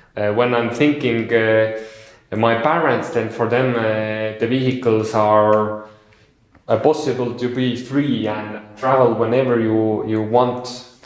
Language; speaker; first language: English; non-native, fluent; Estonian